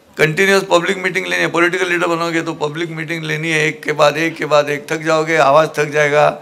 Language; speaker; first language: Hindi; non-native, local second language; Marathi